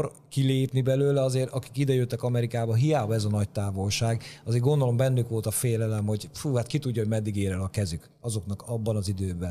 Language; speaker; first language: Hungarian; native; Hungarian